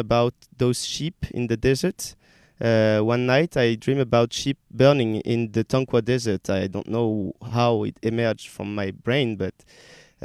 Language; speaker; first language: English; non-native, learner; French